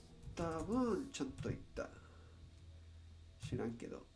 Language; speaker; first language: Japanese; non-native, learner; English